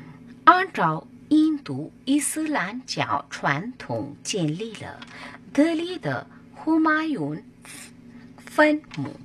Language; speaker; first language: Chinese; non-native, fluent; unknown